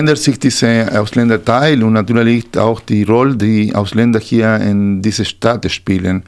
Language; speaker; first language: German; non-native, fluent; Spanish